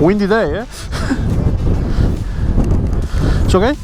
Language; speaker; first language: English; non-native, learner; Spanish